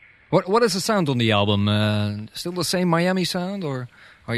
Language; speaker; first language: English; non-native, fluent; Dutch